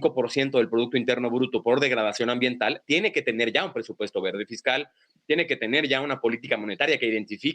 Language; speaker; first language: Spanish; native; Spanish